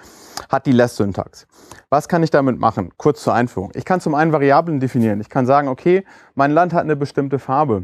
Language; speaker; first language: German; native; German